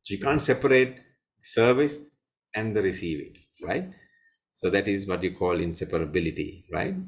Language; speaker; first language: English; non-native, local second language; Sinhala